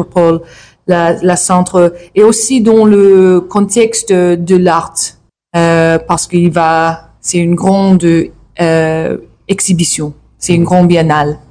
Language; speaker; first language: French; non-native, learner; English